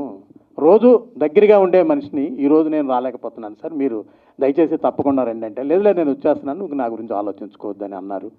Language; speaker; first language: Telugu; native; Telugu